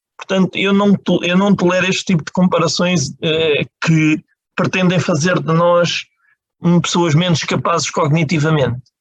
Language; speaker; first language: Portuguese; native; Portuguese